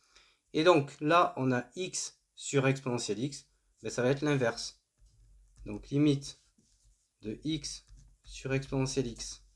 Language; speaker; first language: French; native; French